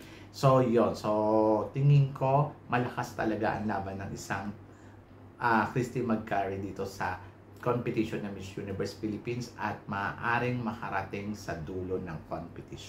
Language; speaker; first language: Filipino; native; Filipino